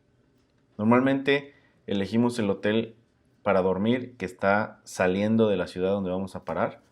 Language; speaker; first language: Spanish; native; Spanish